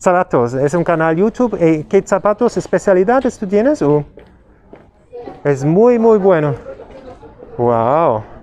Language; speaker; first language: Spanish; non-native, learner; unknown